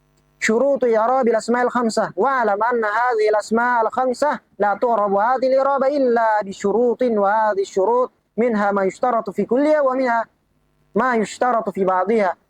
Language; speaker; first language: Arabic; non-native, fluent; Indonesian